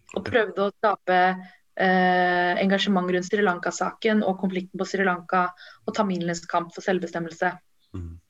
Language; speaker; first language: Norwegian; early bilingual, other home language; Tamil